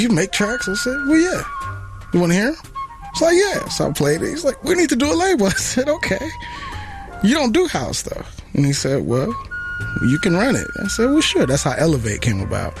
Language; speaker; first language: English; native; English